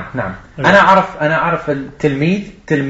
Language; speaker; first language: Arabic; non-native, fluent; Dutch